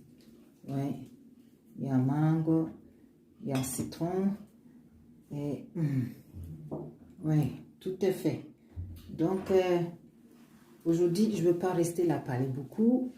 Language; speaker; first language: French; non-native, learner; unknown